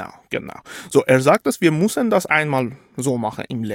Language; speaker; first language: German; non-native, fluent; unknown